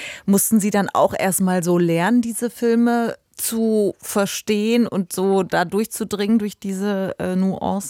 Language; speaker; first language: German; native; German